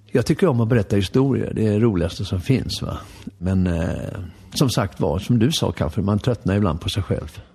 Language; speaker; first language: Swedish; native; Swedish